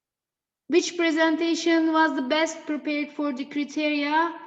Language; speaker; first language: English; non-native, fluent; Turkish